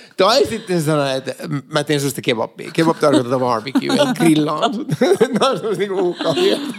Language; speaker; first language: Finnish; early bilingual, other home language; Persian